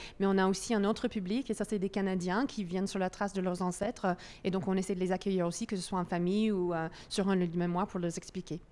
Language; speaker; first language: French; non-native, local second language; English